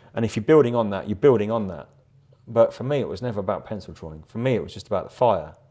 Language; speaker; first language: English; native; English